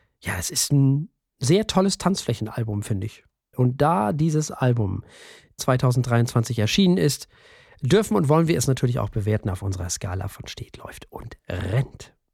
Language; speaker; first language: German; native; German